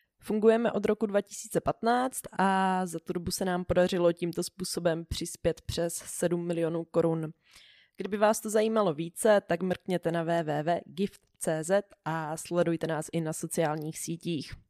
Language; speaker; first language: Czech; native; Czech